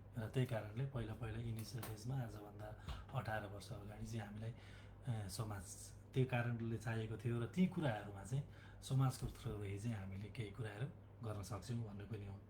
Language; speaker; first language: Nepali; native; Nepali